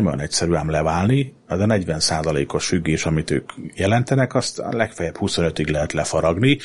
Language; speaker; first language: Hungarian; native; Hungarian